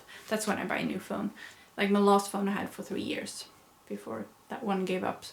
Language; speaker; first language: English; non-native, fluent; Swedish